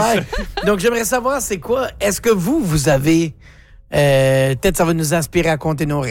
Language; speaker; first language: French; native; French